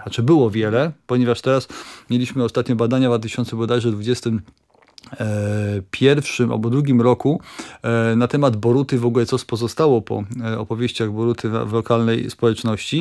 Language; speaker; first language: Polish; native; Polish